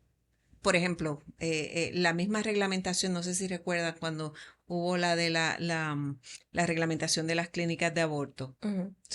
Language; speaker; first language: Spanish; native; Spanish